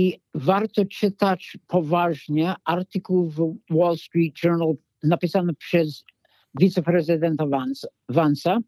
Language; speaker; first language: Polish; non-native, fluent; English